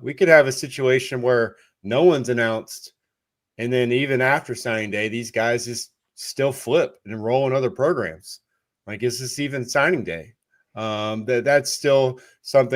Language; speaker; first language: English; native; English